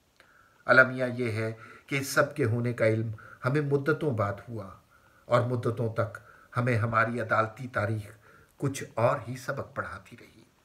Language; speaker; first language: Urdu; native; Urdu